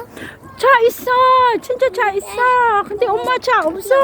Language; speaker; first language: Korean; non-native, learner; Filipino